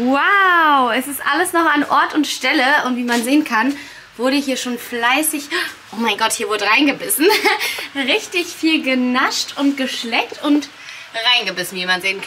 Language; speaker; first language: German; native; German